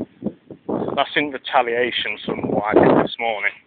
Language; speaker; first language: English; native; English